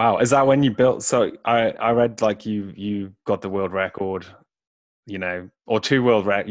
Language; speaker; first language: English; native; English